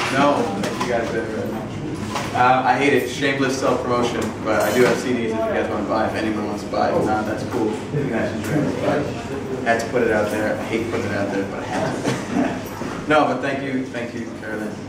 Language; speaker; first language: English; native; English